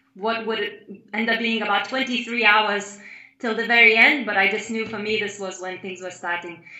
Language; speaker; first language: English; non-native, fluent; Lithuanian